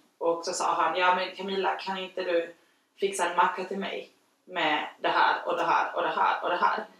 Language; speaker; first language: Swedish; non-native, fluent; Spanish